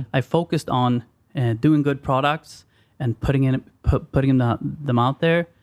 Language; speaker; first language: English; non-native, fluent; Swedish